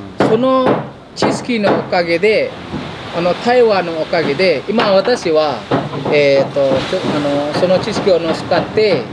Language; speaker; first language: Japanese; non-native, fluent; Indonesian